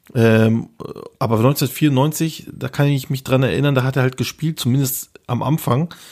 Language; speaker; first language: German; early bilingual, other home language; Turkish